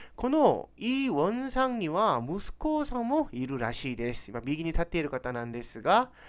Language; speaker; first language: Japanese; non-native, fluent; Korean